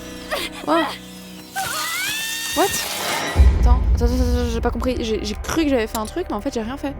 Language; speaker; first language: French; native; French